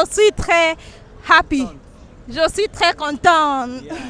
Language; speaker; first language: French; non-native, learner; English